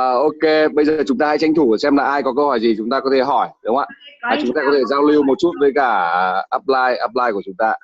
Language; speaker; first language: Vietnamese; native; Vietnamese